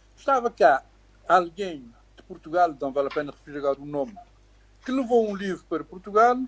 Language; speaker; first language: Portuguese; native; Portuguese